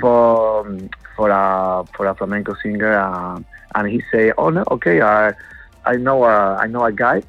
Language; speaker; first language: English; non-native, learner; Spanish